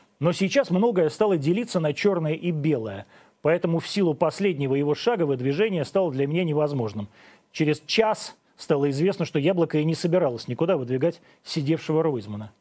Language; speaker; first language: Russian; native; Russian